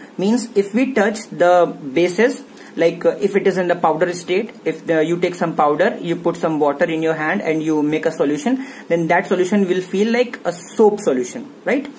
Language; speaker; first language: English; non-native, local second language; Hindi